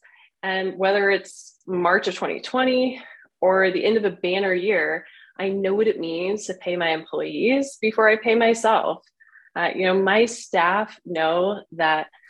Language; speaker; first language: English; native; English